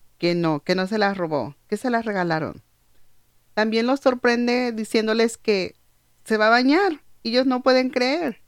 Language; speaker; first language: Spanish; native; Spanish